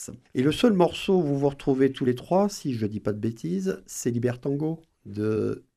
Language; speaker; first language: French; native; French